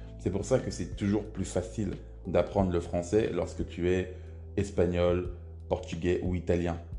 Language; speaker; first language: French; native; French